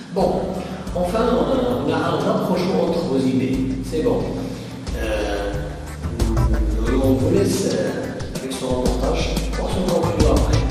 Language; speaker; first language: French; non-native, learner; Arabic